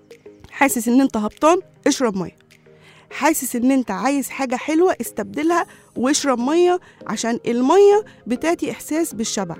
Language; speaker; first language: Arabic; native; Arabic